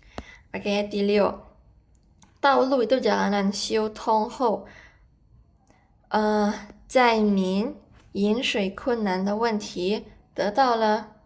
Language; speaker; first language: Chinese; non-native, fluent; Indonesian